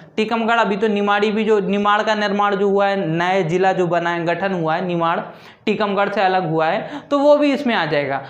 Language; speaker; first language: Hindi; native; Hindi